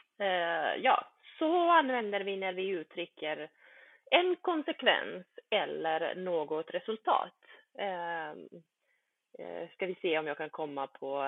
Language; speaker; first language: Swedish; early bilingual, other home language; Bosnian